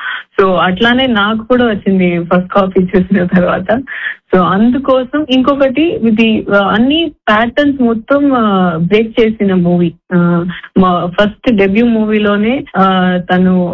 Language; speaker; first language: Telugu; non-native, fluent; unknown